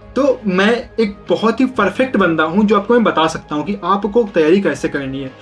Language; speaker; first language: Hindi; native; Hindi